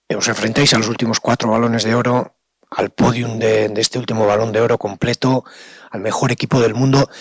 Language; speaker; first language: Spanish; non-native, local second language; Basque